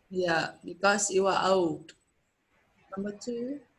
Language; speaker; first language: English; non-native, learner; Vietnamese